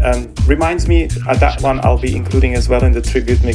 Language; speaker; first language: English; non-native, fluent; Czech